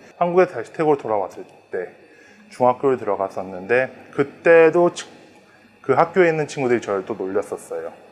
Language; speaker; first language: Korean; early bilingual, heritage; Korean